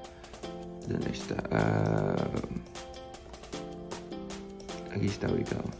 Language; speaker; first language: Spanish; non-native, fluent; Filipino